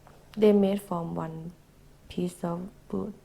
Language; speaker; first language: English; non-native, learner; Thai